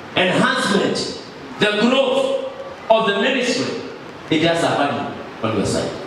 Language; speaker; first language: English; non-native, local second language; Swahili